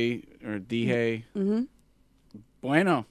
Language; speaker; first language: Spanish; non-native, learner; English